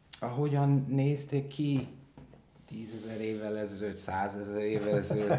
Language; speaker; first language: Hungarian; non-native, fluent; English